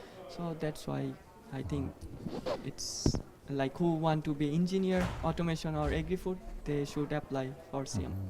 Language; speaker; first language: English; non-native, fluent; Bangla